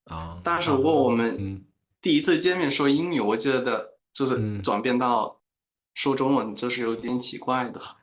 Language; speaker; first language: Chinese; non-native, fluent; Spanish